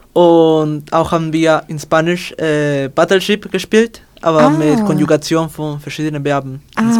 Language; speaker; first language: German; non-native, learner; Spanish